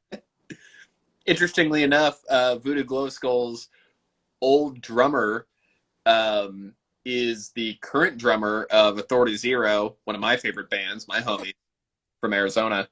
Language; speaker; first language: English; native; English